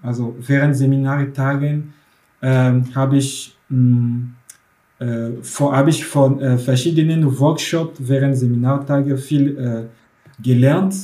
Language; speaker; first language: German; non-native, fluent; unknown